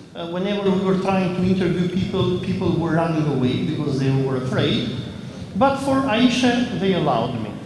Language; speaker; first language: English; non-native, fluent; Albanian